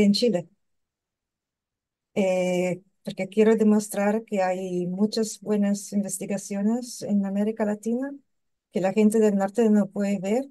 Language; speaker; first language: Spanish; non-native, learner; English